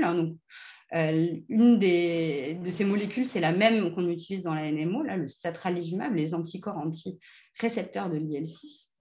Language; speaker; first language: French; native; French